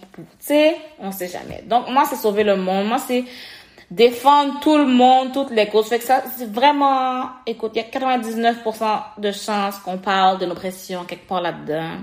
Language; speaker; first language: French; native; French